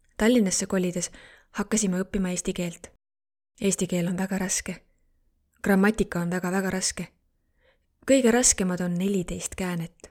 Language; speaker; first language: Estonian; non-native, learner; Arabic